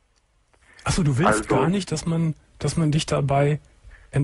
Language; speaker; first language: German; native; German